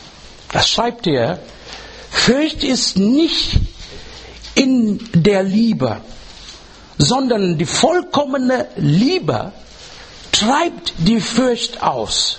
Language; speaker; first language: German; non-native, learner; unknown